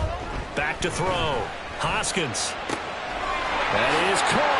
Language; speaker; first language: English; native; English